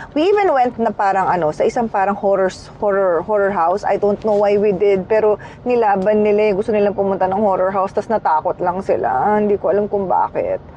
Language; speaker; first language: Filipino; native; Filipino